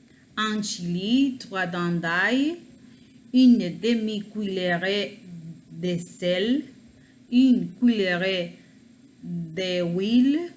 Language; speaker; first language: French; non-native, learner; Spanish